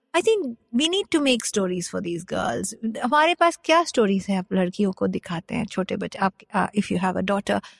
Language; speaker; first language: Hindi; non-native, local second language; Bangla